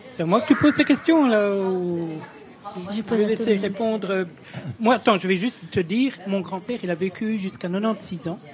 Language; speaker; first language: French; native; French